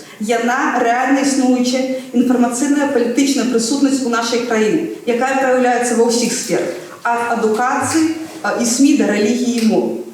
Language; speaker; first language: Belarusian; non-native, local second language; Russian